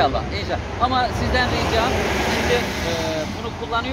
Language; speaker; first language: Turkish; native; Turkish